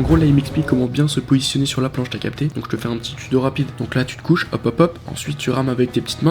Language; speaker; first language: French; native; French